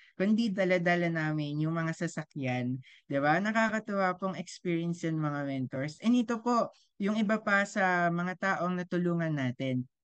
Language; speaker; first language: Filipino; native; Filipino